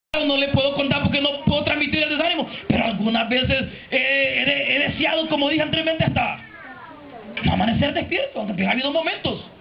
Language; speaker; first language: Spanish; native; Spanish